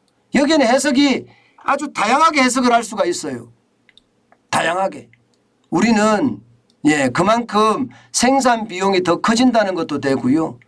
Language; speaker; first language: Korean; native; Korean